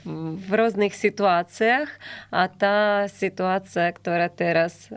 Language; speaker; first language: Slovak; non-native, learner; Ukrainian